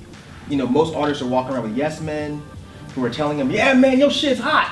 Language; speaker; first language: English; native; English